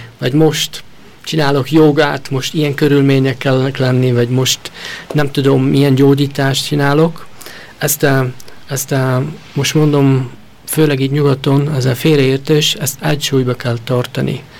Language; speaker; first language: Hungarian; early bilingual, heritage; Hungarian